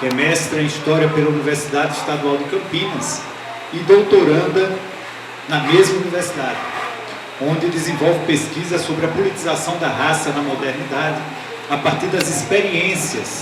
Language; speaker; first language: Portuguese; native; Portuguese